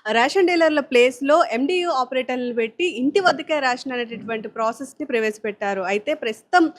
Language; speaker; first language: Telugu; native; Telugu